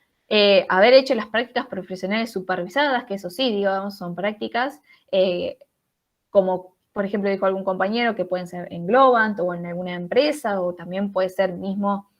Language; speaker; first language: Spanish; native; Spanish